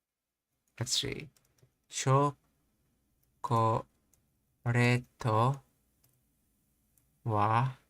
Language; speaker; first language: Japanese; non-native, learner; English